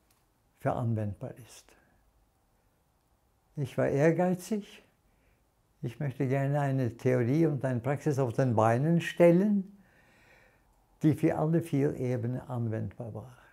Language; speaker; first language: German; non-native, fluent; Norwegian